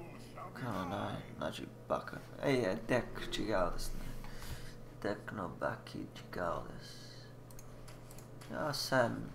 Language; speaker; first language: Japanese; non-native, learner; English